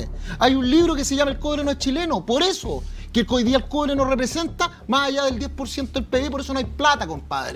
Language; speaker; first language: Spanish; native; Spanish